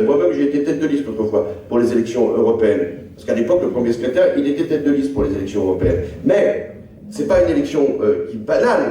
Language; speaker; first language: French; native; French